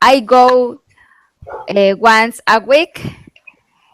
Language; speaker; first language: English; non-native, learner; Spanish